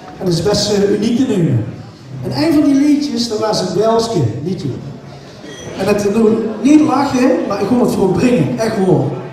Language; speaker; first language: Dutch; native; Dutch